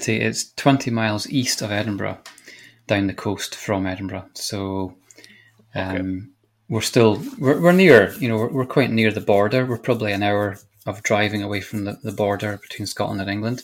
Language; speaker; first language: English; native; English